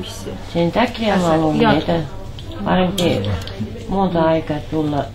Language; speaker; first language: Finnish; non-native, learner; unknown